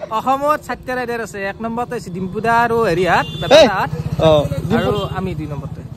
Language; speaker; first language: Assamese; non-native, local second language; Bangla